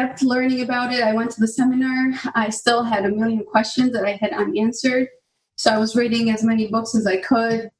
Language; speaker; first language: English; non-native, fluent; Albanian